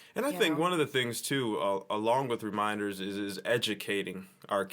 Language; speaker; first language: English; native; English